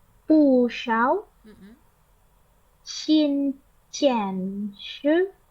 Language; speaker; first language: Chinese; non-native, learner; Indonesian